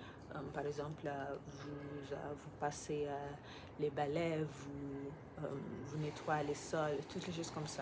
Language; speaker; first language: French; non-native, learner; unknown